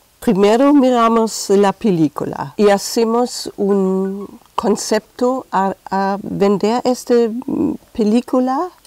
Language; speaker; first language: Spanish; non-native, fluent; German